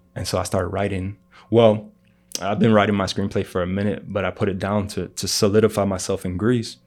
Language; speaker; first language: English; early bilingual, other home language; Greek